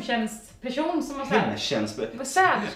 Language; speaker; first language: Swedish; native; Swedish